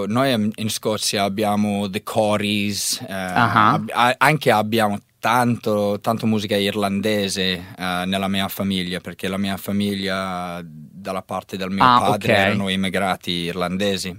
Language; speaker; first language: Italian; non-native, learner; English